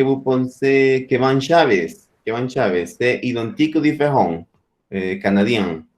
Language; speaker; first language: French; non-native, fluent; Spanish